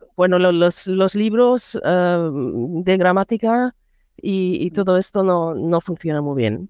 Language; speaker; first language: Spanish; non-native, learner; German